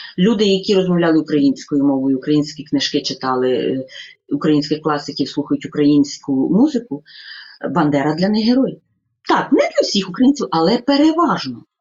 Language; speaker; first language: Ukrainian; native; Ukrainian